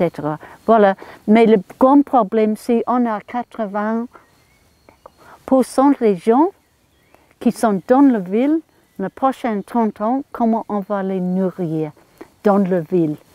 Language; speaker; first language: French; non-native, learner; English